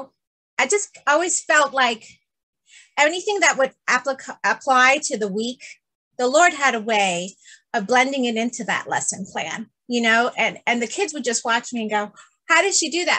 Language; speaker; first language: English; early bilingual, other home language; Spanish